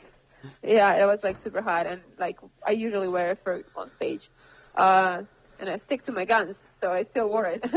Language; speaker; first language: English; non-native, fluent; Russian